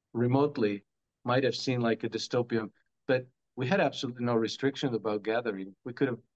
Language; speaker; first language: English; non-native, fluent; Croatian